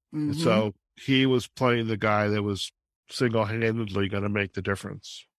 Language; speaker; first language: English; native; English